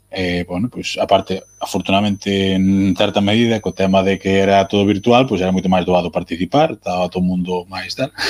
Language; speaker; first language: Galician; native; Galician